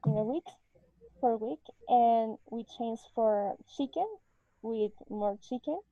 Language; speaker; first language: English; non-native, learner; Spanish